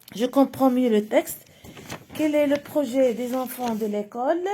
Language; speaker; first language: French; non-native, local second language; Arabic